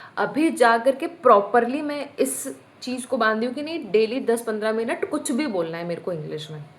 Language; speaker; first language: Hindi; native; Hindi